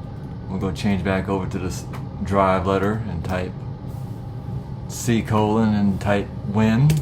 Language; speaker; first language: English; native; English